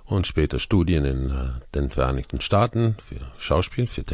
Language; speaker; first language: German; non-native, fluent; Croatian